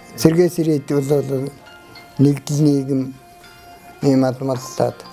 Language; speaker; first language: Mongolian; native; Mongolian